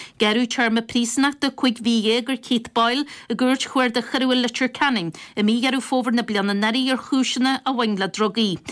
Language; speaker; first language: Irish; native; Irish